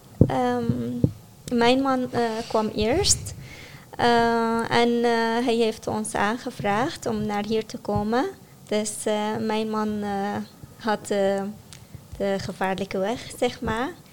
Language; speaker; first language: Dutch; non-native, learner; Arabic